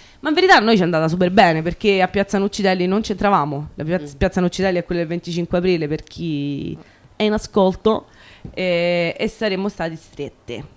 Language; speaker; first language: Italian; native; Italian